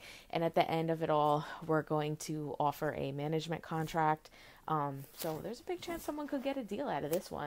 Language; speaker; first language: English; native; English